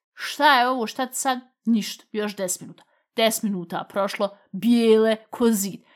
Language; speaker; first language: Bosnian; early bilingual, heritage; Bosnian